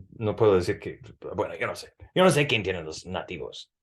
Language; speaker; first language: Spanish; non-native, fluent; English